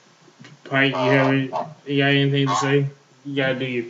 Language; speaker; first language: English; native; English